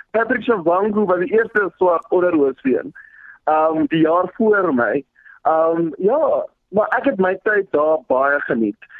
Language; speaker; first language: Afrikaans; early bilingual, other home language; Zulu